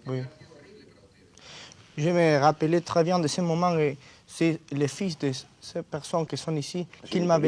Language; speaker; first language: French; non-native, learner; Spanish